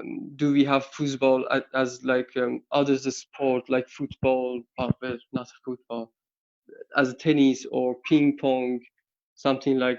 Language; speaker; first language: English; non-native, learner; Persian